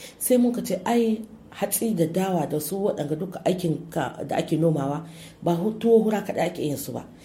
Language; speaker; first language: Hausa; native; Hausa